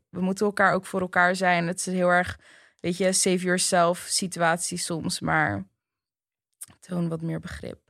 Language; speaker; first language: Dutch; early bilingual, other home language; Turkish